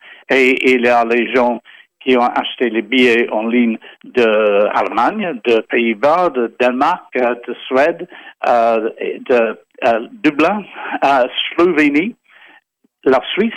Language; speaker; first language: French; non-native, fluent; English